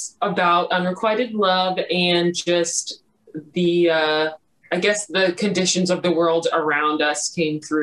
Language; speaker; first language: English; native; English